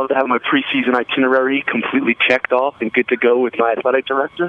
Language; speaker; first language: English; native; English